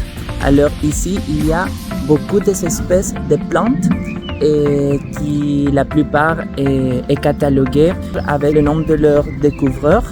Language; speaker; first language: French; non-native, learner; Spanish